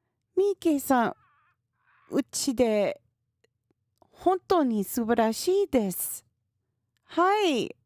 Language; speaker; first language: Japanese; non-native, learner; English